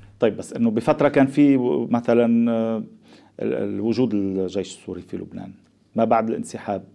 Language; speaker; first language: Arabic; native; Arabic